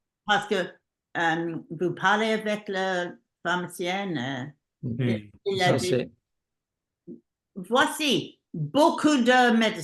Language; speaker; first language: French; non-native, learner; English